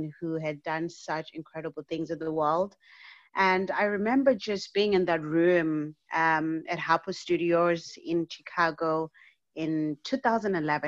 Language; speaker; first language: English; non-native, local second language; North Ndebele